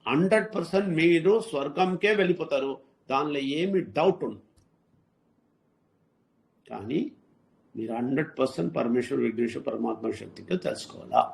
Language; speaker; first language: Telugu; non-native, learner; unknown